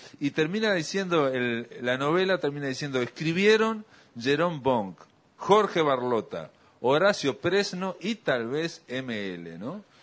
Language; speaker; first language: Spanish; native; Spanish